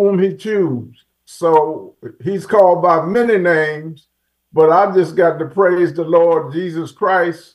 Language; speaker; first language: English; native; English